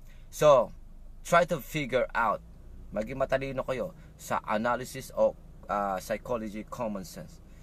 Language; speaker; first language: English; non-native, local second language; Filipino